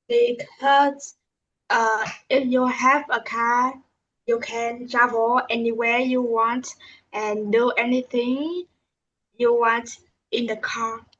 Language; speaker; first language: English; non-native, learner; Vietnamese